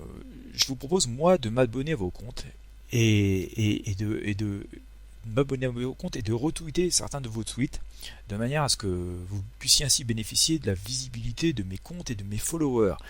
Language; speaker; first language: French; native; French